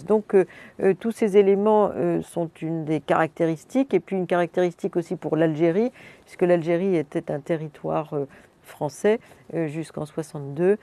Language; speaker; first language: French; native; French